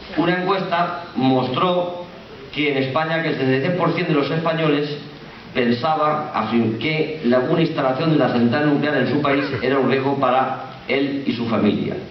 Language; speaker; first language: Spanish; native; Spanish